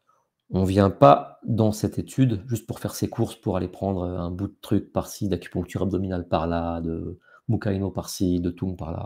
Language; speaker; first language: French; native; French